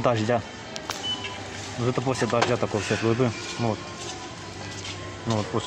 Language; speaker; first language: Russian; non-native, learner; Azerbaijani